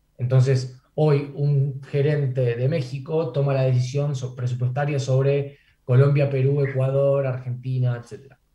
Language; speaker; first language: Spanish; native; Spanish